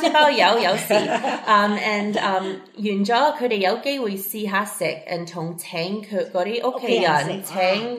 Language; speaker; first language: Cantonese; early bilingual, heritage; Cantonese